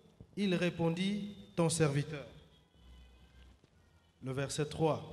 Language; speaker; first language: French; non-native, local second language; Lingala